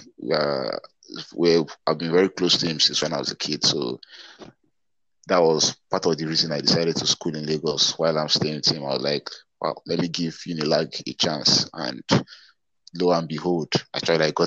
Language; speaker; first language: English; non-native, local second language; Igbo